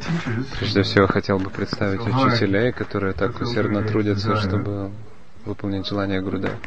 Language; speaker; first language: Russian; native; Russian